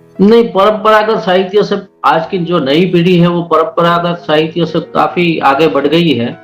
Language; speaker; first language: Hindi; non-native, local second language; Gujarati